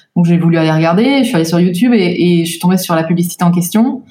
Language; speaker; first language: French; native; French